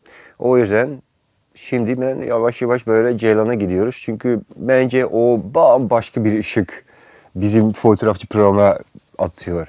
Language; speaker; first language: Turkish; non-native, fluent; Dutch